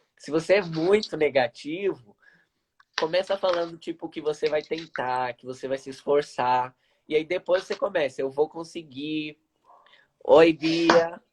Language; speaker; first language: Portuguese; native; Portuguese